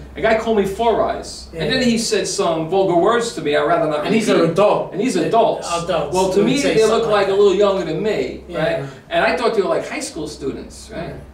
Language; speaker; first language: English; native; English